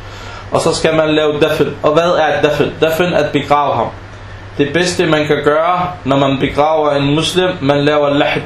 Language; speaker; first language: Danish; non-native, fluent; Arabic